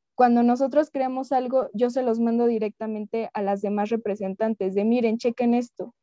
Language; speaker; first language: Spanish; native; Spanish